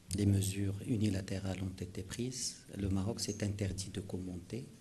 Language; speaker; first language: French; non-native, local second language; Arabic